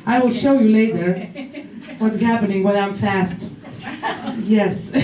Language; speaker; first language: English; non-native, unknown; Lithuanian